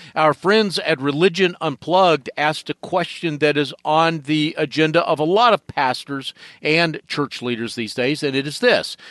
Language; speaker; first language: English; native; English